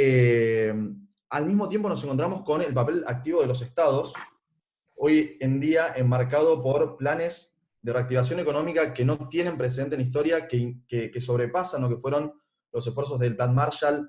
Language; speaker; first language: Spanish; native; Spanish